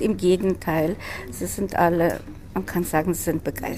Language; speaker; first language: German; non-native, fluent; Russian